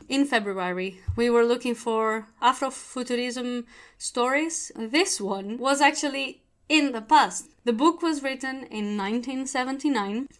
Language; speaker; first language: English; non-native, fluent; Portuguese